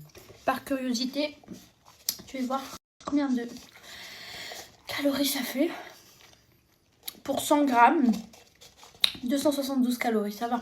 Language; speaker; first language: French; native; French